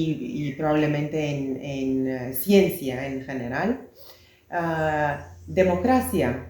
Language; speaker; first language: Spanish; non-native, fluent; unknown